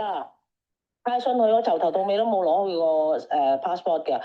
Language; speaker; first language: Cantonese; native; Cantonese